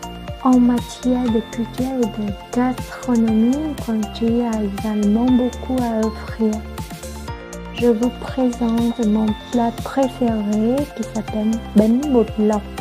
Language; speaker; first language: French; non-native, fluent; Vietnamese